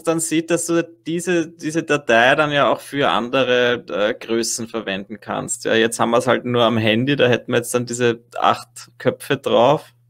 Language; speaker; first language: German; native; German